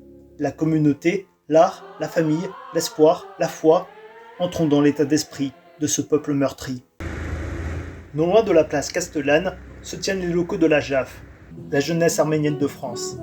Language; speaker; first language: French; native; French